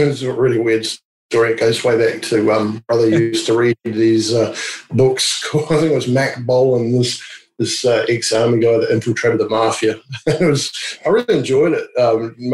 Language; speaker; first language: English; native; English